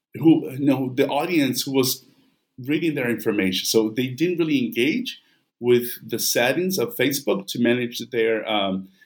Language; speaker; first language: English; non-native, fluent; Portuguese